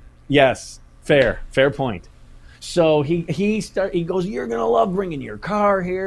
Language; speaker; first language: English; native; English